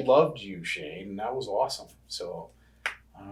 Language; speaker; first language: English; native; English